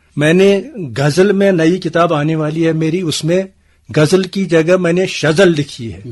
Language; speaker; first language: Urdu; non-native, local second language; Kashmiri